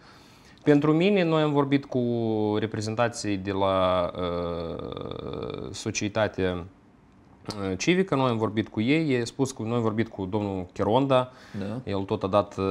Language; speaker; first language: Romanian; non-native, local second language; Russian